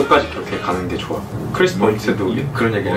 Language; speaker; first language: Korean; native; Korean